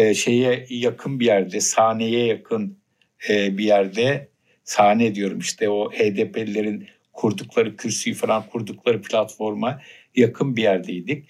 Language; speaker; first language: Turkish; native; Turkish